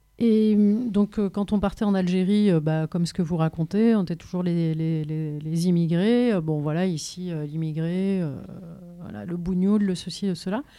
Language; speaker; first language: French; early bilingual, other home language; Kabyle